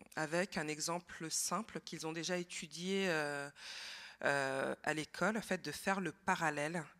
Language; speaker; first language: French; native; French